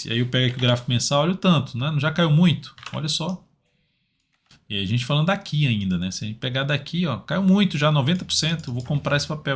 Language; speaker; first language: Portuguese; native; Portuguese